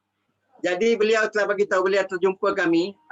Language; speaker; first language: Malay; native; Malay